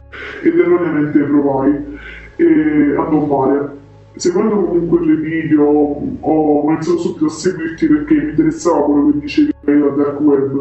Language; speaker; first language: Italian; native; Italian